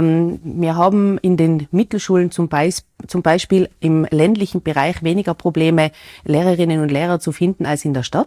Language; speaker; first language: German; native; German